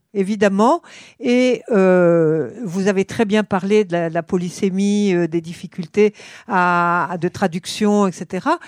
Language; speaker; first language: French; native; French